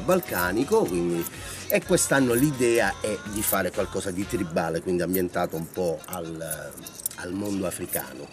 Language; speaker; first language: Italian; native; Italian